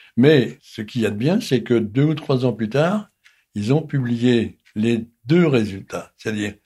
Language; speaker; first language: French; native; French